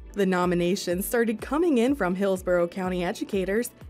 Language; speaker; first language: English; native; English